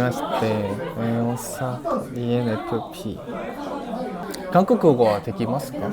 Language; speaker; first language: Japanese; non-native, fluent; Korean